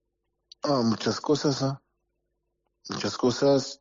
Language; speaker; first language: Spanish; non-native, learner; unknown